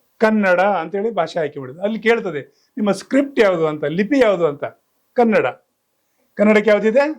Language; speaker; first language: Kannada; native; Kannada